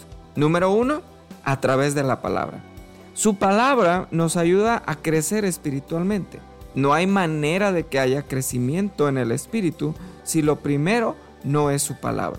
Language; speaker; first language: Spanish; native; Spanish